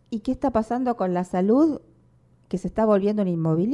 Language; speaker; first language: Spanish; native; Spanish